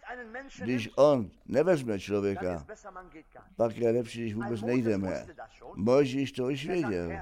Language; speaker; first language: Czech; non-native, fluent; German